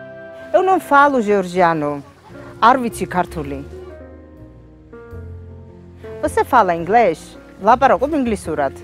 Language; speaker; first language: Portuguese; non-native, fluent; Georgian